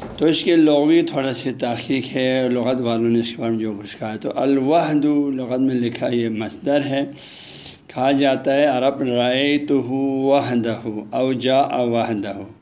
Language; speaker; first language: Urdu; non-native, local second language; Balti